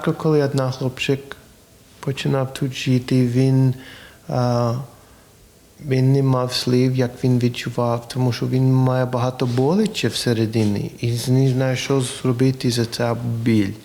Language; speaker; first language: Ukrainian; non-native, learner; English